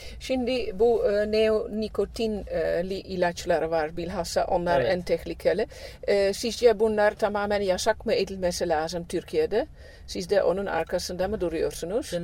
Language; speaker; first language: Turkish; non-native, fluent; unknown